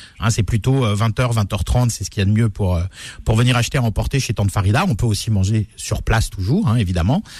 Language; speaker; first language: French; native; French